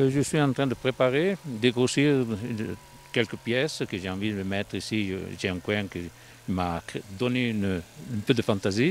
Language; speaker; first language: French; non-native, local second language; Italian